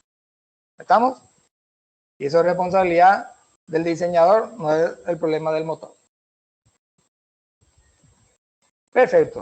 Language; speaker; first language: Spanish; native; Spanish